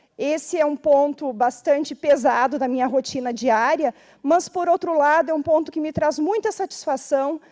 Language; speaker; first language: Portuguese; native; Portuguese